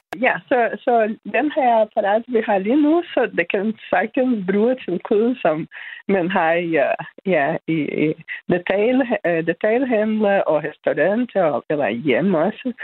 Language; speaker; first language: Danish; non-native, fluent; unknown